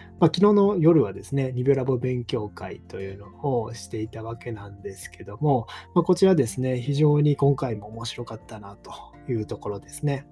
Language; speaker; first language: Japanese; native; Japanese